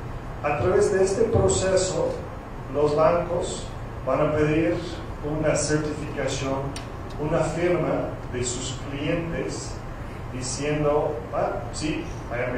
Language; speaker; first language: Spanish; non-native, fluent; English